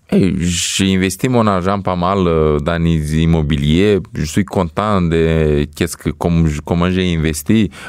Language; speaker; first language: French; non-native, fluent; Romanian